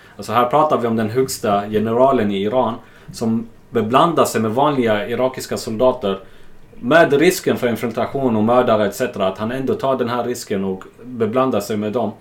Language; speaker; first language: Swedish; non-native, fluent; Arabic